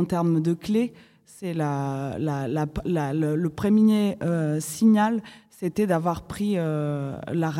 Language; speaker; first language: French; non-native, fluent; Portuguese